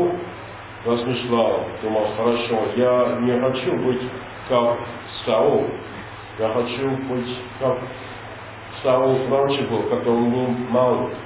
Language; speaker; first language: Russian; non-native, learner; English